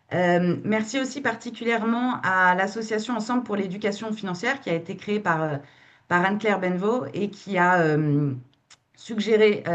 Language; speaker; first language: French; native; French